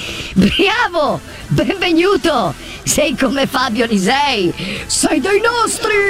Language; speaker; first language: Italian; native; Italian